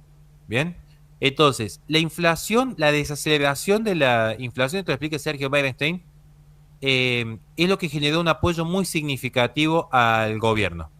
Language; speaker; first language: Spanish; native; Spanish